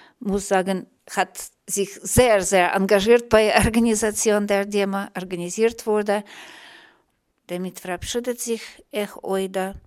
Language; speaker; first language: German; non-native, fluent; Russian